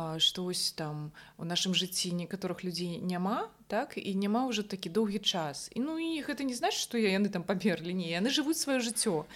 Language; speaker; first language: Belarusian; non-native, local second language; Russian